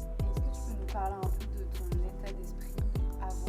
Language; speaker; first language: French; native; French